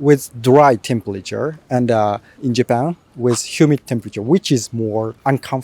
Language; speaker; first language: English; non-native, fluent; Japanese